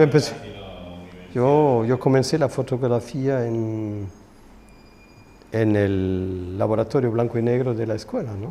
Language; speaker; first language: Spanish; non-native, fluent; German